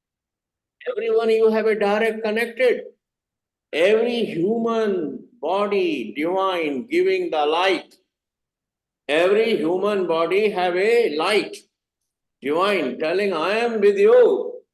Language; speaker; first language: English; non-native, learner; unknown